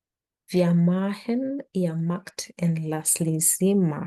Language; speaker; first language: German; non-native, learner; English